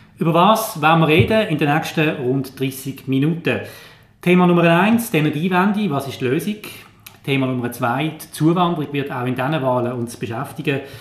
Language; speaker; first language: German; native; German